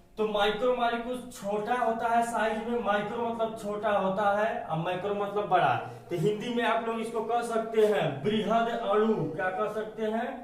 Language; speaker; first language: Hindi; native; Hindi